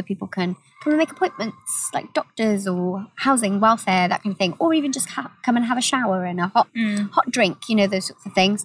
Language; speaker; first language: English; native; English